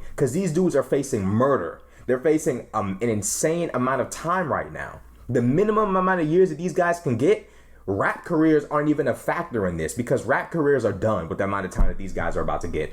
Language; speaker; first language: English; native; English